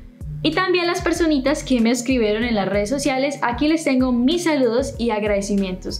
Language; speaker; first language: Spanish; native; Spanish